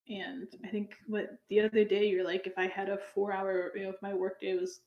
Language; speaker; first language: English; native; English